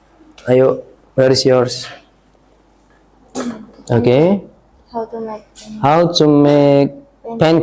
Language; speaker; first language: English; non-native, learner; Indonesian